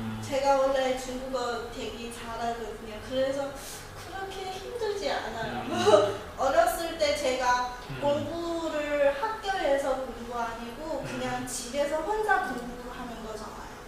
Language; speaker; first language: Korean; non-native, learner; Chinese